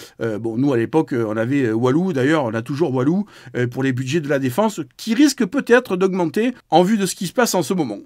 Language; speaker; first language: French; native; French